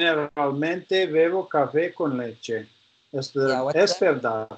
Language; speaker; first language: Spanish; non-native, learner; English